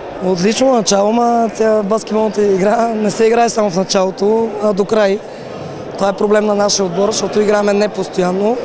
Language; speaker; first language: Bulgarian; native; Bulgarian